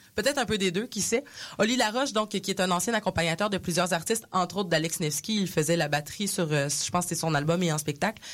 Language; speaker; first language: French; non-native, local second language; English